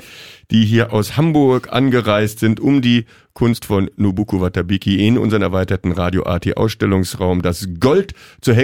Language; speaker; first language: German; native; German